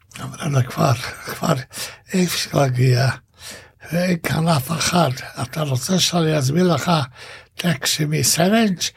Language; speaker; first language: Hebrew; non-native, fluent; Hungarian